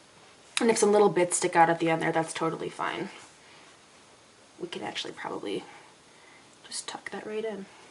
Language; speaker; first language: English; native; English